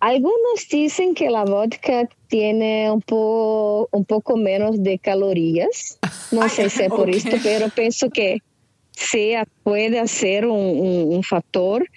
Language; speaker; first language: Spanish; non-native, fluent; Portuguese